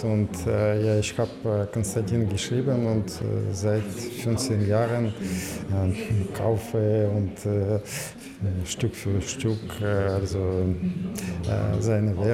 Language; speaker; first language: German; non-native, learner; Russian